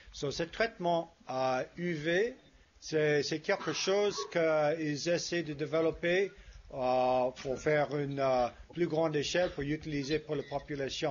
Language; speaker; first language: French; non-native, fluent; English